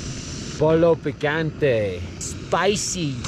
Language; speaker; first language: Spanish; non-native, learner; English